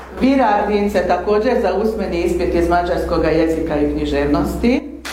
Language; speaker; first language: Croatian; early bilingual, heritage; Croatian